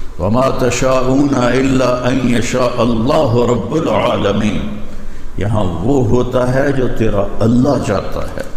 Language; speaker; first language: Urdu; non-native, local second language; Punjabi